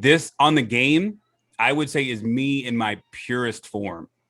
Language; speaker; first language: English; native; English